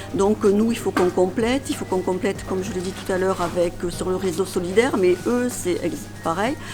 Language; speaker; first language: French; native; French